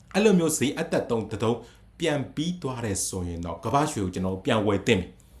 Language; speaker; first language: Burmese; native; Burmese